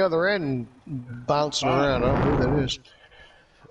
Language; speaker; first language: English; native; English